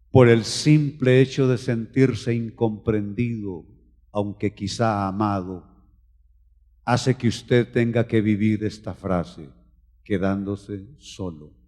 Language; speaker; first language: Spanish; native; Spanish